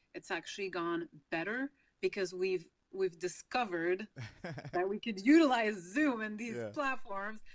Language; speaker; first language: English; non-native, fluent; French